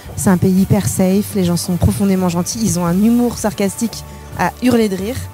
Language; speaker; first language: French; native; French